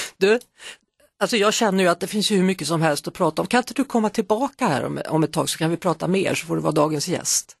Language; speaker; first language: Swedish; native; Swedish